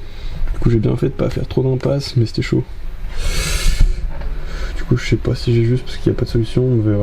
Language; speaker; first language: French; native; French